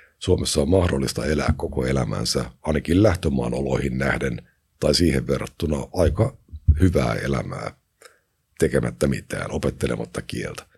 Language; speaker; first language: Finnish; native; Finnish